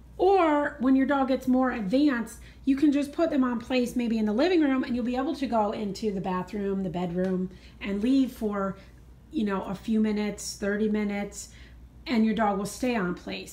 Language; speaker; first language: English; native; English